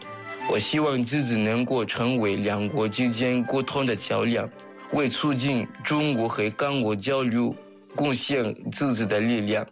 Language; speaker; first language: Chinese; non-native, fluent; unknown